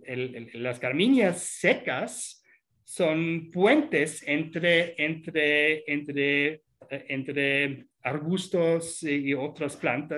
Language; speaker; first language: Spanish; non-native, fluent; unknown